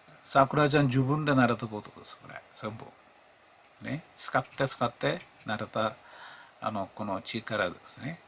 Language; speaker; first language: Japanese; non-native, fluent; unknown